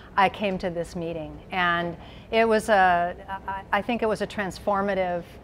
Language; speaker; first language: English; native; English